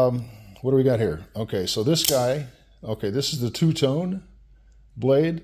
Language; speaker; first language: English; native; English